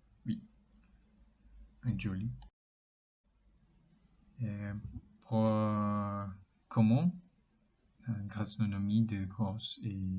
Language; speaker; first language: French; non-native, learner; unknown